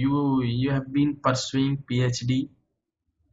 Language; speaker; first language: English; non-native, local second language; Hindi